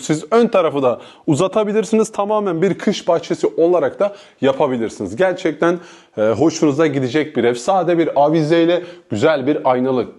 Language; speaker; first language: Turkish; native; Turkish